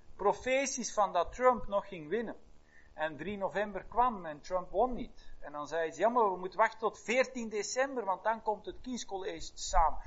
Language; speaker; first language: Dutch; native; Dutch